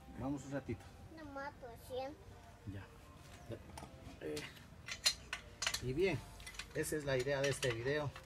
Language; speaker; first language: Spanish; native; Spanish